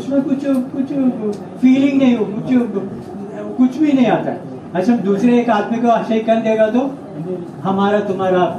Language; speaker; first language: Hindi; non-native, local second language; Malayalam